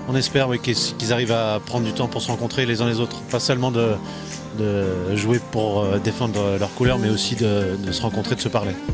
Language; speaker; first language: French; native; French